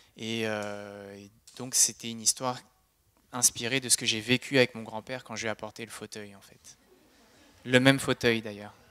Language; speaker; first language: French; native; French